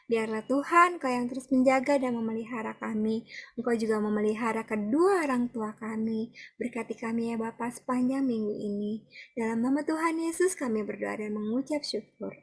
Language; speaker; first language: Indonesian; native; Indonesian